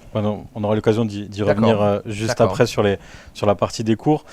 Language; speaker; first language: French; native; French